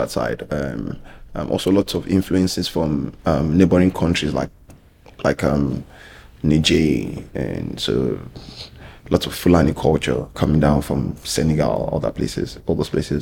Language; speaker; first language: English; non-native, local second language; Yoruba